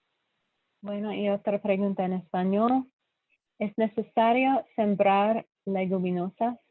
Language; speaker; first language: Spanish; non-native, fluent; English